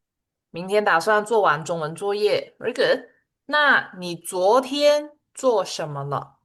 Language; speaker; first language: Chinese; non-native, fluent; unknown